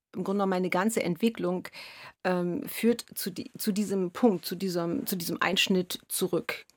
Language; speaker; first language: German; native; German